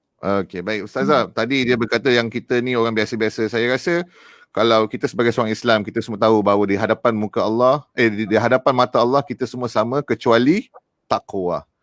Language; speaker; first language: Malay; native; Malay